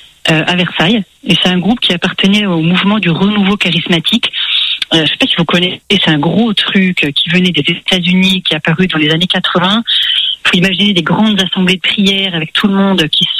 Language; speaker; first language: French; native; French